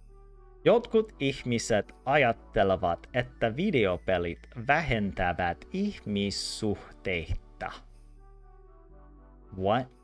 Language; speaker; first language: Finnish; non-native, learner; English